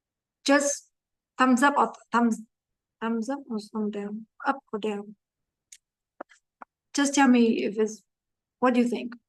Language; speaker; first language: English; non-native, fluent; Vietnamese